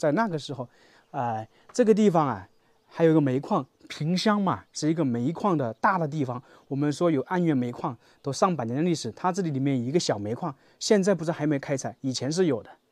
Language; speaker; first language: Chinese; native; Chinese